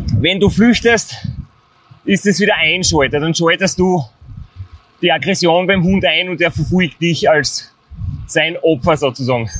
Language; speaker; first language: German; native; German